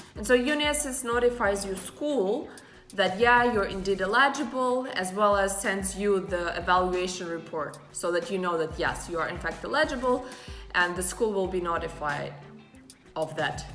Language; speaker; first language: English; non-native, fluent; Russian